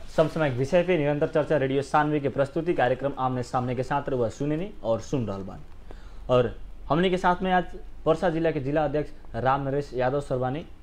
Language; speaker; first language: Bhojpuri; native; Bhojpuri